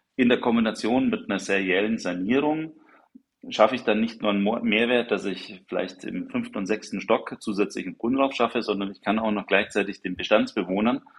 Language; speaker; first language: German; native; German